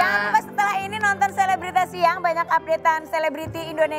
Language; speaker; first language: Indonesian; native; Indonesian